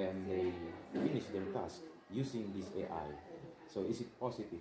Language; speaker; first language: English; non-native, learner; Indonesian